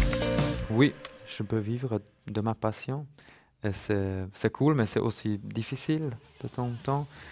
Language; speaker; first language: French; non-native, learner; German